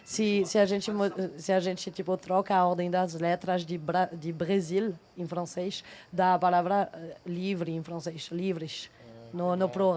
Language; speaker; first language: Portuguese; non-native, fluent; French